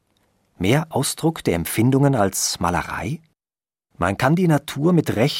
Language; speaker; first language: German; native; German